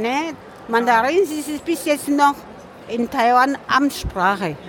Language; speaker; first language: German; non-native, learner; Min Nan Chinese